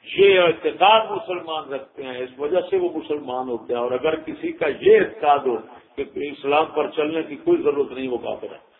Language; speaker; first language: Urdu; non-native, local second language; Punjabi